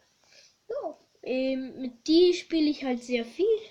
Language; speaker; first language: German; early bilingual, other home language; Hungarian